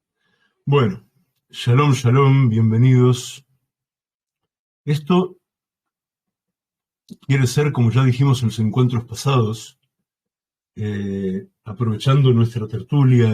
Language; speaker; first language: Spanish; native; Spanish